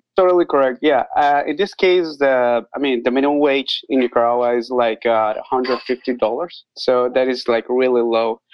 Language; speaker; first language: English; non-native, learner; Spanish